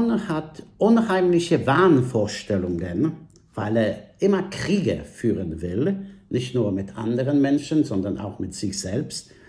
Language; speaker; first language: German; non-native, fluent; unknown